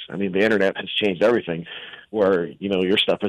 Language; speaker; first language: English; native; English